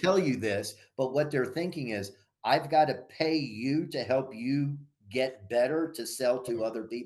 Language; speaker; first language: English; native; English